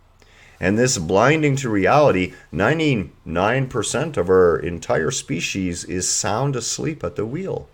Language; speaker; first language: English; native; English